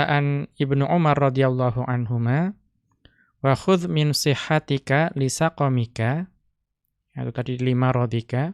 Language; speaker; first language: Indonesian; native; Indonesian